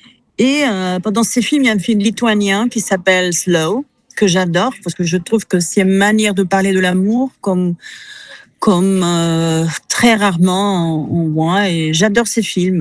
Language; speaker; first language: French; non-native, fluent; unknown